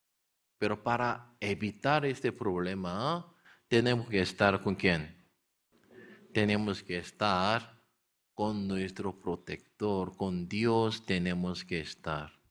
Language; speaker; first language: Spanish; non-native, learner; Korean